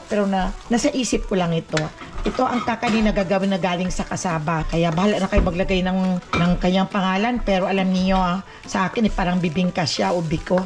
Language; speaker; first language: Filipino; non-native, local second language; Cebuano